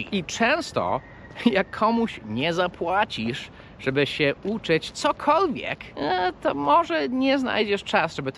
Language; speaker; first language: Polish; early bilingual, heritage; Polish